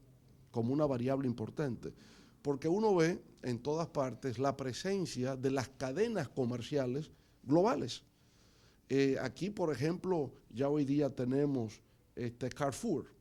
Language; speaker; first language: Spanish; native; Spanish